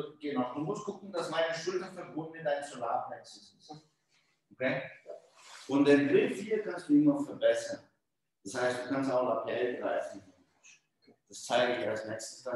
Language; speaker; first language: German; non-native, fluent; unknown